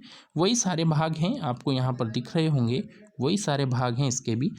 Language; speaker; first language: Hindi; native; Hindi